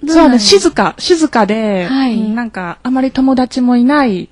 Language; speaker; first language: Japanese; native; Japanese